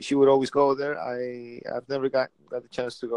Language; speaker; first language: English; early bilingual, other home language; Spanish